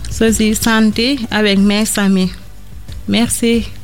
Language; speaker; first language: French; non-native, learner; Portuguese